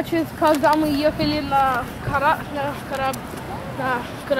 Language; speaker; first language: Russian; early bilingual, heritage; Russian